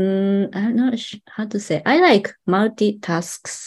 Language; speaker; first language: English; non-native, learner; Japanese